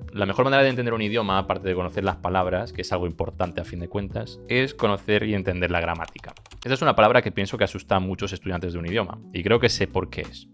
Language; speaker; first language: Spanish; early bilingual, other home language; Bulgarian